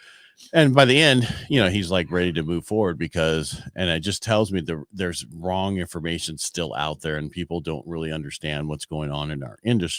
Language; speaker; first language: English; native; English